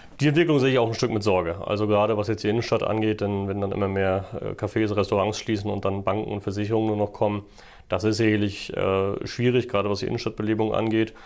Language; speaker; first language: German; native; German